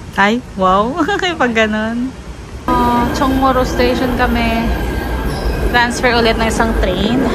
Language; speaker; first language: Filipino; native; Filipino